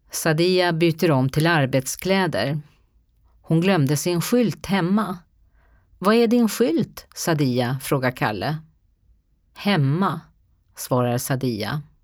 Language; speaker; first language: Swedish; native; Swedish